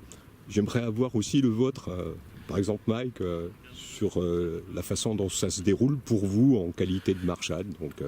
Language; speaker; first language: French; native; French